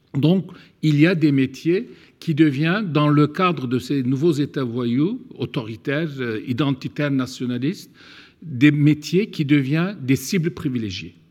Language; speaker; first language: French; non-native, fluent; Turkish